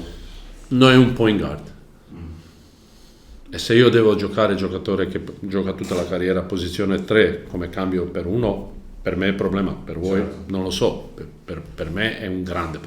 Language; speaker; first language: Italian; non-native, learner; Croatian